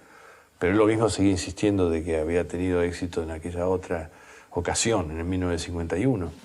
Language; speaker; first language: Spanish; native; Spanish